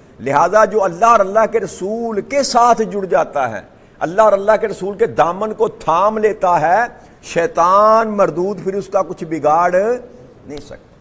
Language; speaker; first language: Urdu; non-native, local second language; Punjabi